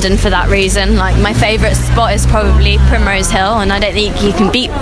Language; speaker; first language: English; native; English